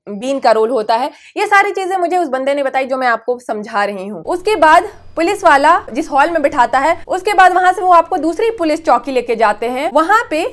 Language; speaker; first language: Hindi; native; Hindi